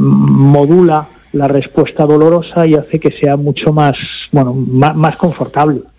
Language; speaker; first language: Spanish; native; Spanish